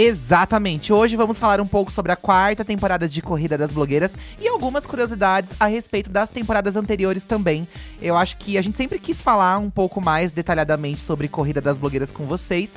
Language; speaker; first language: Portuguese; native; Portuguese